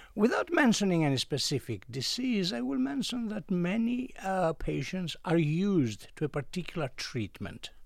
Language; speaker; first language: English; non-native, fluent; Greek